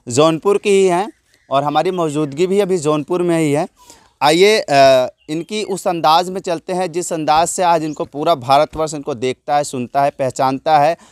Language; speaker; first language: Hindi; native; Hindi